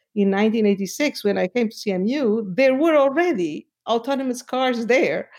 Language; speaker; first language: English; non-native, fluent; Portuguese